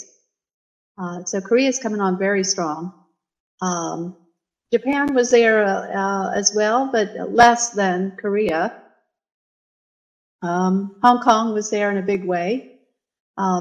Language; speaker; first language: English; native; English